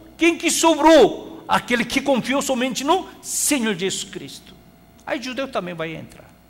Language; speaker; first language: Portuguese; non-native, fluent; Korean